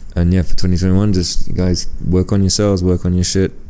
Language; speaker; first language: English; early bilingual, other home language; French